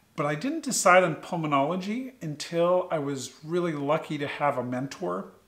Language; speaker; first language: English; native; English